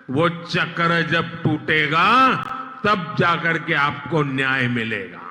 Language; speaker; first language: Hindi; non-native, local second language; Gujarati